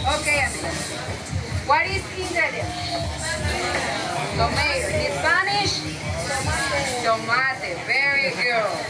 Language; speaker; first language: English; non-native, fluent; Spanish